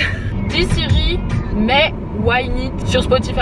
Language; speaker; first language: French; native; French